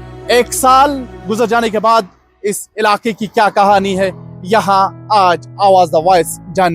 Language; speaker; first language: Hindi; native; Hindi